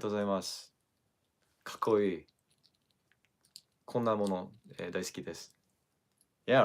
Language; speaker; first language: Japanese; non-native, learner; English